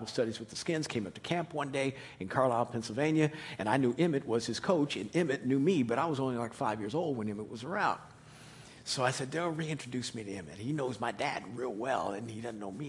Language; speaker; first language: English; native; English